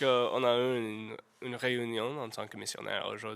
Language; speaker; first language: French; non-native, learner; English